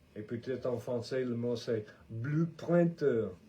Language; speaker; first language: French; non-native, learner; English